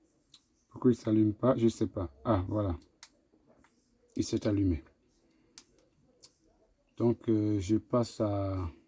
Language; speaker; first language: French; native; French